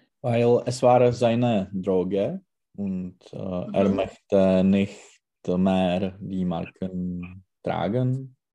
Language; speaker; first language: German; non-native, learner; Czech